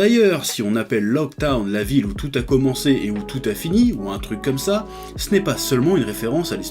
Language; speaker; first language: French; native; French